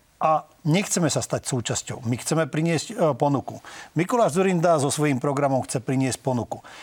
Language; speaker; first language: Slovak; non-native, local second language; Hungarian